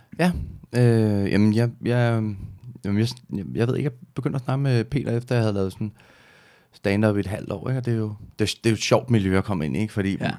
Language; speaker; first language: Danish; native; Danish